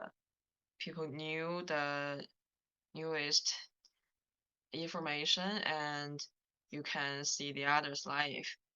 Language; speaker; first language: English; non-native, learner; Chinese